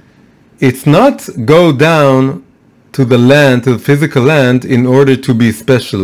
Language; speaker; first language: English; non-native, fluent; Hebrew